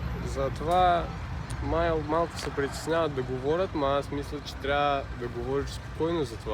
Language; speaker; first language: Bulgarian; non-native, learner; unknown